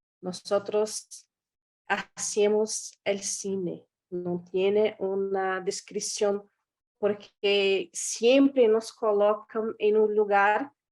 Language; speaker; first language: Spanish; non-native, fluent; Guarani